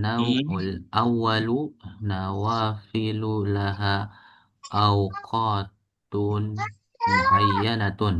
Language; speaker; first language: Arabic; non-native, learner; Indonesian